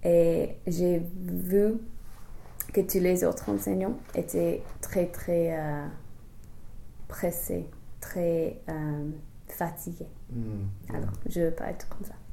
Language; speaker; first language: French; non-native, fluent; English